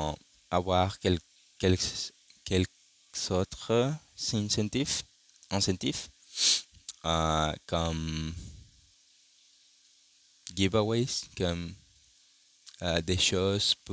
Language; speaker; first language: French; non-native, learner; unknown